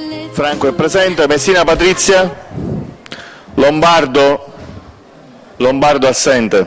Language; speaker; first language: Italian; native; Italian